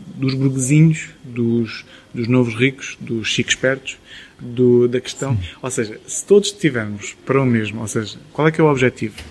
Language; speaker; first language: Portuguese; native; Portuguese